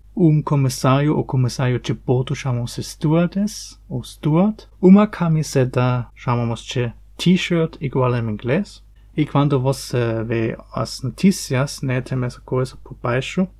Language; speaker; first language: Portuguese; non-native, learner; German